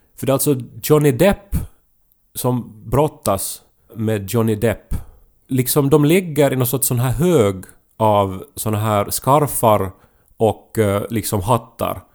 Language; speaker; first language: Swedish; native; Swedish